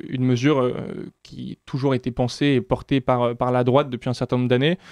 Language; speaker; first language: French; native; French